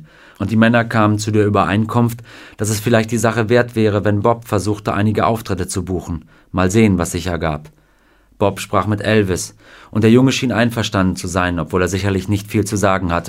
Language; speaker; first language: German; native; German